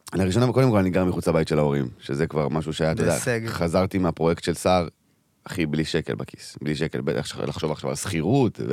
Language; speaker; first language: Hebrew; early bilingual, other home language; Arabic